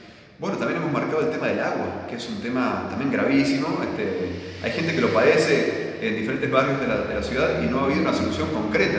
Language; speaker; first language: Spanish; native; Spanish